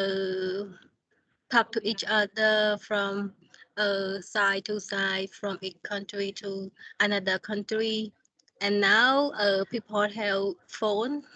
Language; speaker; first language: English; non-native, learner; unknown